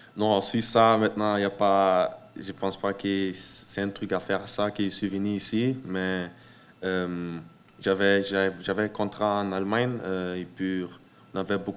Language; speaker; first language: French; early bilingual, heritage; French